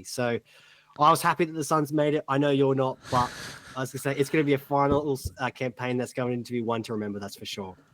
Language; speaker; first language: English; native; English